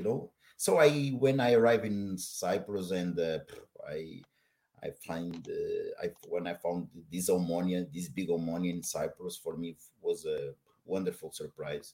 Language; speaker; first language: English; non-native, learner; Portuguese